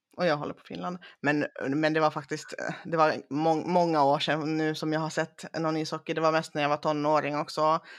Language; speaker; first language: Swedish; early bilingual, other home language; Finnish